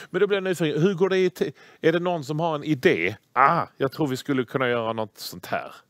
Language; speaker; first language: Swedish; native; Swedish